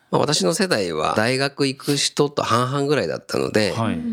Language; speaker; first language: Japanese; native; Japanese